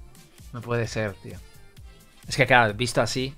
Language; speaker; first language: Spanish; native; Spanish